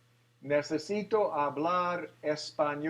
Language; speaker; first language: Spanish; non-native, fluent; English